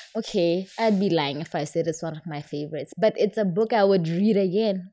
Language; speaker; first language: English; non-native, local second language; Tswana